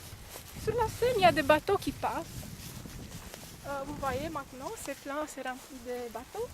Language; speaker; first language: French; non-native, fluent; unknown